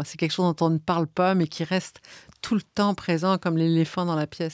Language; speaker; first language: French; native; French